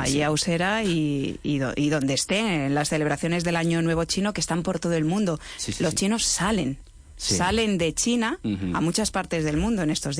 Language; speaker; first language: Spanish; native; Spanish